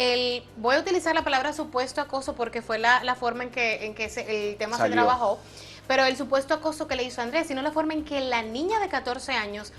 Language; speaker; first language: Spanish; native; Spanish